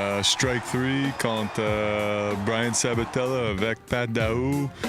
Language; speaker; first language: French; non-native, learner; English